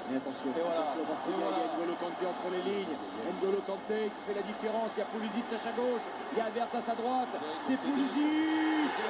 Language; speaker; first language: French; native; French